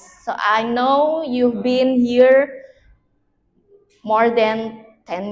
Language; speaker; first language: English; non-native, learner; Indonesian